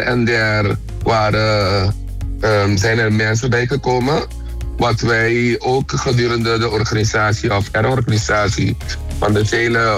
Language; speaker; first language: Dutch; non-native, local second language; Papiamento